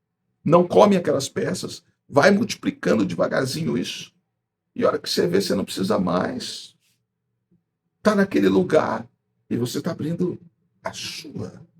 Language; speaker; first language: Portuguese; native; Portuguese